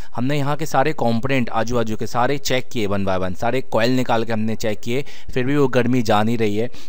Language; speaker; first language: Hindi; native; Hindi